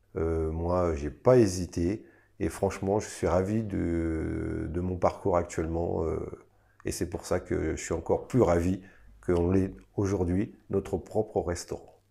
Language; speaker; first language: French; native; French